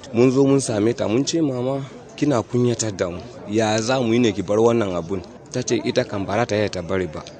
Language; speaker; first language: Hausa; non-native, local second language; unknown